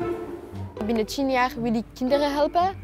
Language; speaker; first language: Dutch; non-native, local second language; French